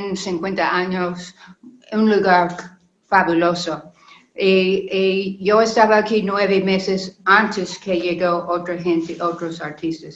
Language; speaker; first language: Spanish; non-native, learner; English